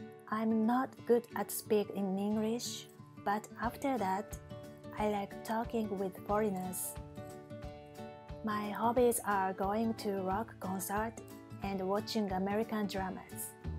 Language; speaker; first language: English; non-native, learner; Japanese